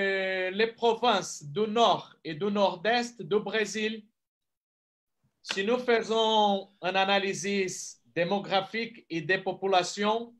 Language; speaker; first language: French; non-native, fluent; Portuguese